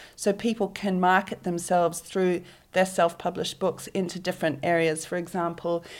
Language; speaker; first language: English; native; English